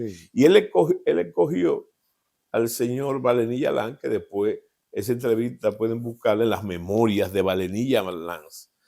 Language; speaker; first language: Spanish; native; Spanish